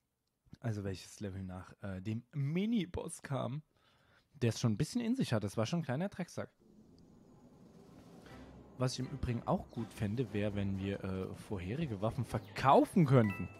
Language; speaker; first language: German; native; German